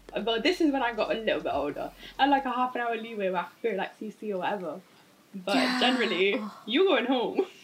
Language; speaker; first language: English; native; English